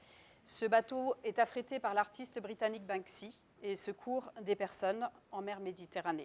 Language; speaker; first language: French; native; French